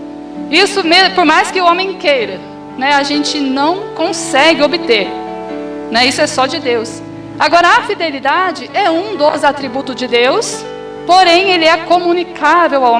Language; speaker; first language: Portuguese; native; Portuguese